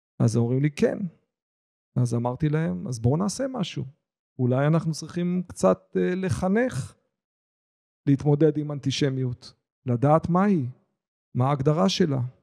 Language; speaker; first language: Hebrew; native; Hebrew